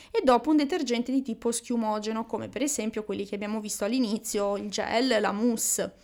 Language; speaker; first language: Italian; native; Italian